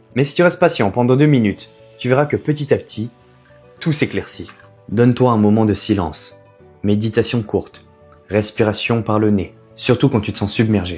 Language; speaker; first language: French; native; French